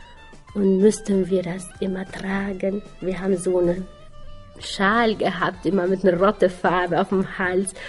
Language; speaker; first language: German; non-native, learner; Albanian